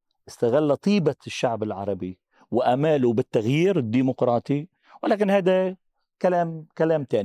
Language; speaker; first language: Arabic; native; Arabic